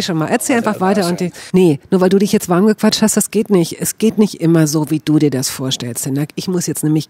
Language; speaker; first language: German; native; German